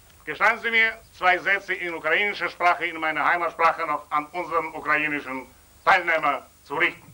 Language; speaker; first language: German; non-native, fluent; Ukrainian